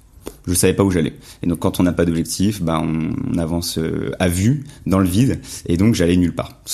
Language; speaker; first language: French; native; French